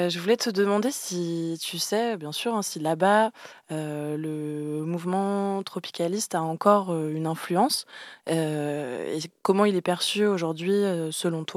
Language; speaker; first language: French; native; French